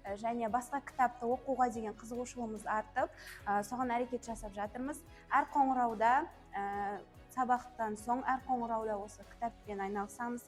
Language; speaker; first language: Kazakh; native; Kazakh